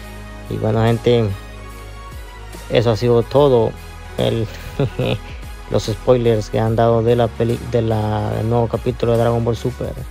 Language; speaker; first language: Spanish; native; Spanish